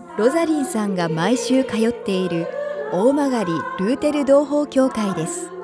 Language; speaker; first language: Japanese; native; Japanese